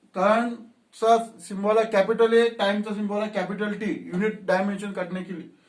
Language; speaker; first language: Hindi; non-native, local second language; Marathi